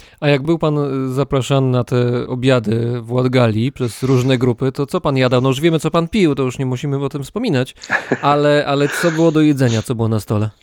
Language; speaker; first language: Polish; native; Polish